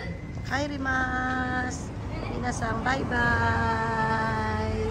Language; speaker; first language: Japanese; non-native, fluent; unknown